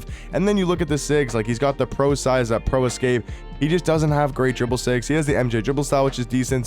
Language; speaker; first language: English; native; English